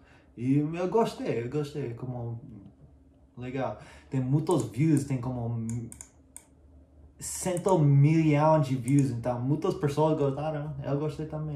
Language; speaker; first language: Portuguese; non-native, learner; English